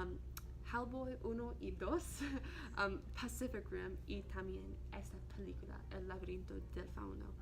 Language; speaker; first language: Spanish; non-native, learner; English